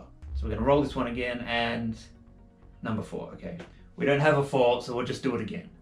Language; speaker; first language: English; native; English